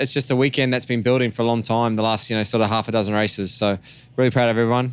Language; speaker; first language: English; native; English